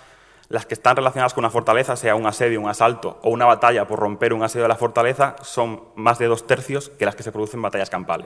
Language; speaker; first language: Spanish; native; Spanish